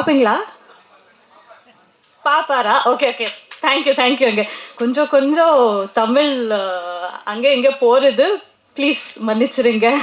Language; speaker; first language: Tamil; non-native, local second language; Kannada